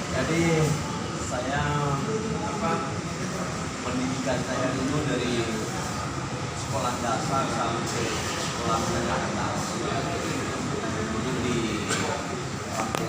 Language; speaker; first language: Indonesian; native; Indonesian